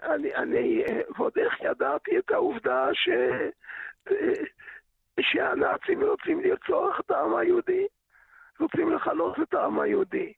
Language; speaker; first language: Hebrew; early bilingual, other home language; Yiddish